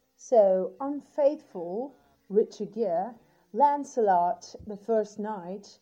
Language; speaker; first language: English; non-native, fluent; Portuguese